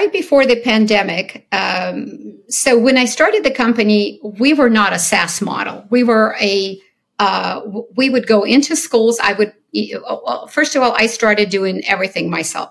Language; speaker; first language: English; early bilingual, other home language; Ukrainian